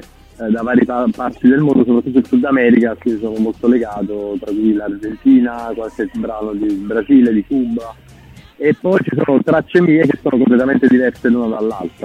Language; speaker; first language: Italian; native; Italian